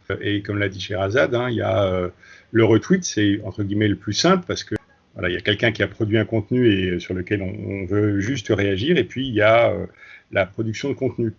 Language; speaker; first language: French; native; French